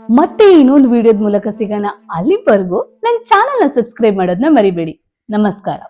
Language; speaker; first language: Kannada; non-native, local second language; Tulu